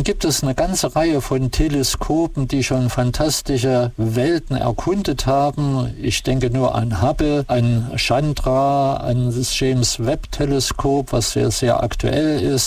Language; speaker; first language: German; native; German